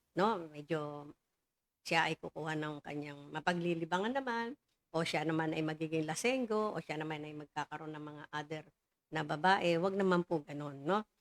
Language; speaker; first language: Filipino; native; Filipino